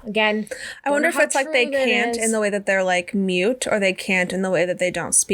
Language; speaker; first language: English; native; English